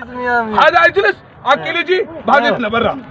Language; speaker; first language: Arabic; non-native, learner; Sindhi